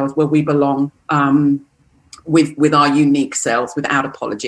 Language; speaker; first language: English; native; English